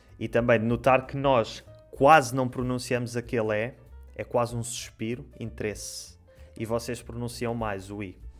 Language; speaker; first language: Portuguese; native; Portuguese